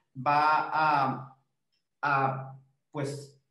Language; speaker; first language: Spanish; native; Spanish